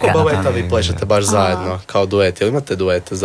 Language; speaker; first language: Serbian; native; Serbian